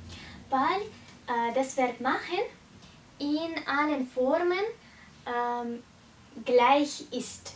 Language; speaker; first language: German; non-native, fluent; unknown